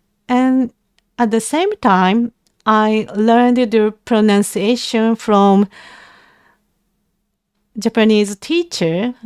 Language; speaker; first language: English; non-native, learner; Japanese